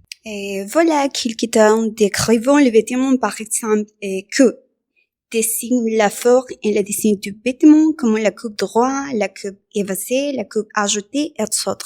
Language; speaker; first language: French; non-native, learner; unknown